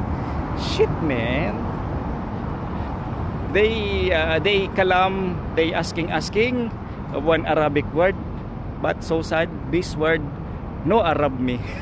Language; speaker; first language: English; non-native, learner; Filipino